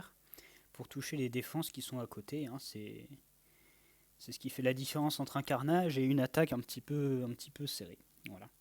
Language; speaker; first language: French; native; French